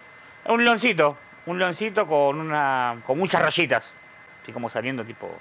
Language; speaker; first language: Spanish; native; Spanish